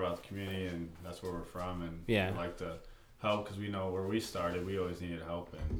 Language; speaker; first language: English; native; English